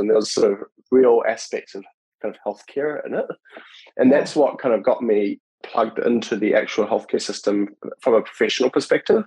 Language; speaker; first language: English; native; English